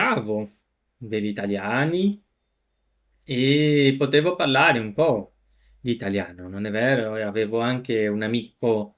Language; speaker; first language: Italian; non-native, fluent; Portuguese